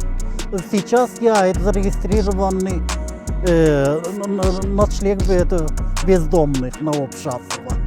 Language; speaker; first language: Russian; non-native, local second language; Turkmen